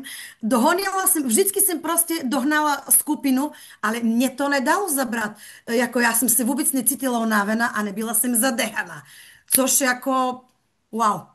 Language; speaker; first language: Czech; non-native, fluent; Bulgarian